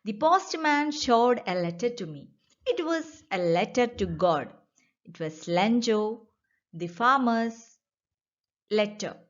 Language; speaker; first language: English; non-native, local second language; Malayalam